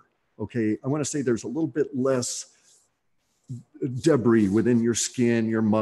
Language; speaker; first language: English; native; English